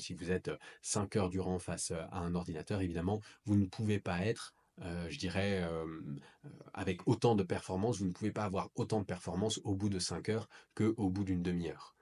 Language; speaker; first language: French; native; French